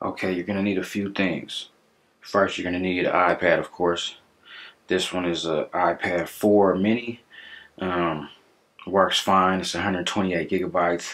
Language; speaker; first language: English; native; English